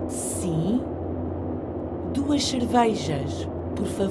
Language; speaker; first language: Portuguese; non-native, learner; English